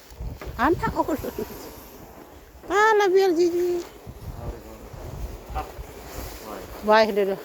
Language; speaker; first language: Finnish; non-native, learner; Cebuano